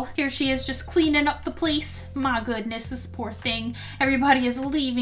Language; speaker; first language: English; native; English